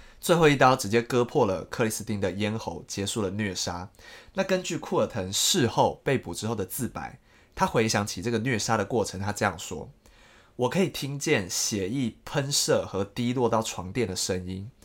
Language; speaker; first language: Chinese; native; Chinese